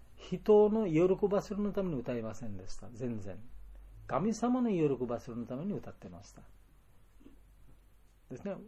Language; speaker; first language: Japanese; non-native, learner; Bangla